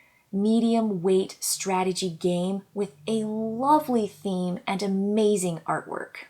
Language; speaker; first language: English; native; English